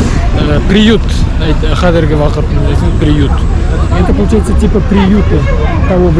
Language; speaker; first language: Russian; non-native, local second language; Tatar